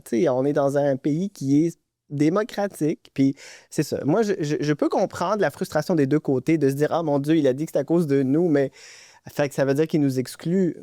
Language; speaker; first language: French; non-native, local second language; Arabic